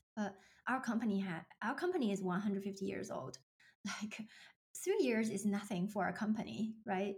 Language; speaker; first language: English; non-native, fluent; Chinese